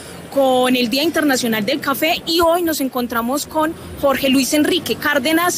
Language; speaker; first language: Spanish; native; Spanish